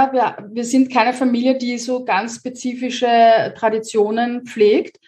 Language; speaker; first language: German; native; German